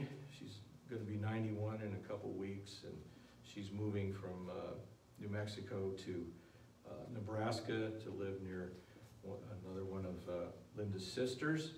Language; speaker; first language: English; native; English